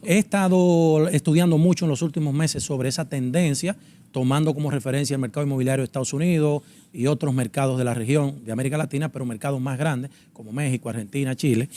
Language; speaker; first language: Spanish; native; Spanish